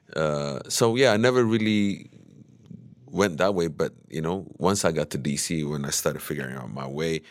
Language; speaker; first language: English; early bilingual, other home language; Amharic